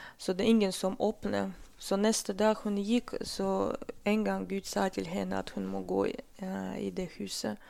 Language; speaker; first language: Norwegian; non-native, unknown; Russian